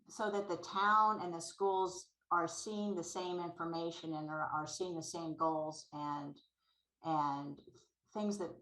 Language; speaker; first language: English; native; English